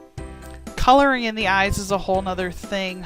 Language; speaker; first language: English; native; English